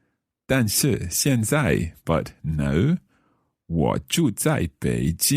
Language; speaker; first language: Chinese; non-native, learner; English